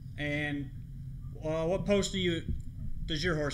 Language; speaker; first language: English; native; English